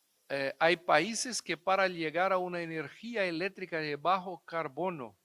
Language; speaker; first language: Spanish; non-native, fluent; Portuguese